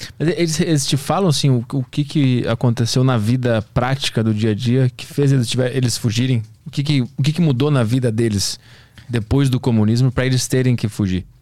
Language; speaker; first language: Portuguese; native; Portuguese